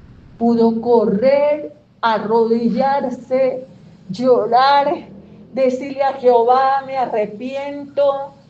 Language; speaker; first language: Spanish; native; Spanish